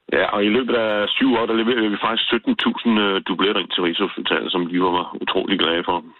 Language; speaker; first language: Danish; native; Danish